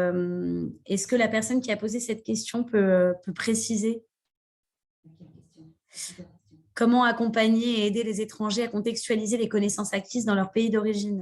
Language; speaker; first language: French; native; French